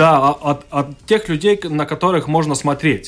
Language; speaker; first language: Russian; non-native, local second language; Latvian